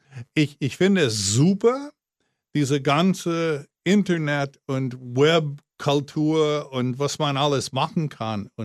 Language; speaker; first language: German; non-native, fluent; English